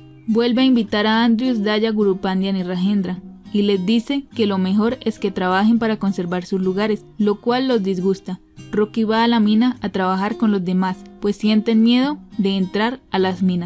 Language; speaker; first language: Spanish; native; Spanish